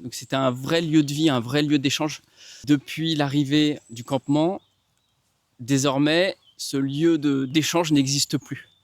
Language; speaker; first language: French; native; French